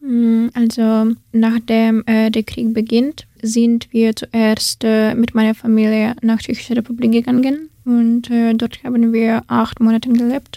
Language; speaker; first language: German; non-native, learner; Ukrainian